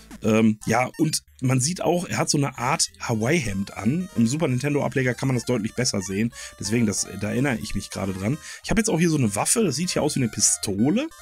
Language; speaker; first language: German; native; German